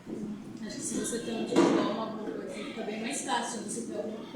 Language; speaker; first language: Portuguese; native; Portuguese